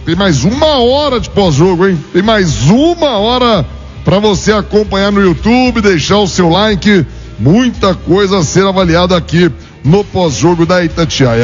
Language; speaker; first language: Portuguese; native; Portuguese